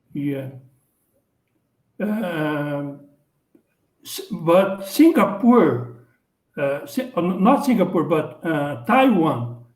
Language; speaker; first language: English; non-native, learner; Portuguese